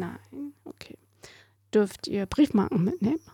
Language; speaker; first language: German; native; German